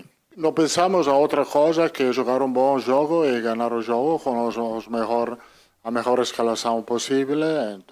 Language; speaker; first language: Portuguese; non-native, fluent; Italian